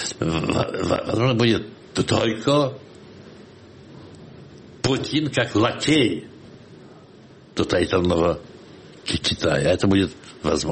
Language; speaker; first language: Russian; non-native, fluent; Polish